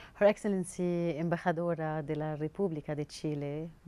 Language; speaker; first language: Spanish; non-native, learner; Arabic